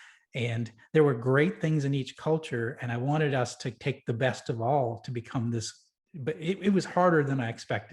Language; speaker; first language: English; native; English